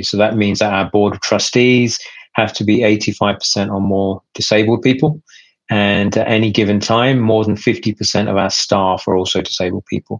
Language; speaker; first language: English; native; English